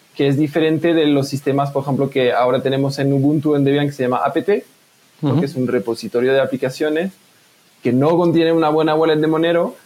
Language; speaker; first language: Spanish; non-native, fluent; French